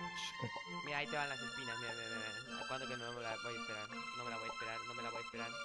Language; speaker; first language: Spanish; native; Spanish